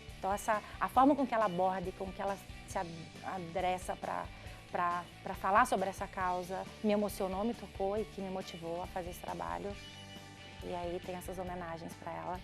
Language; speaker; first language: Portuguese; native; Portuguese